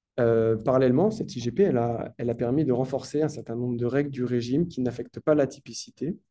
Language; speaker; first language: French; native; French